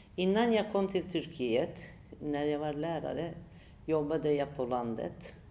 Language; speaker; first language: Swedish; non-native, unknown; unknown